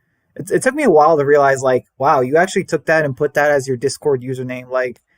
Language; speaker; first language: English; native; English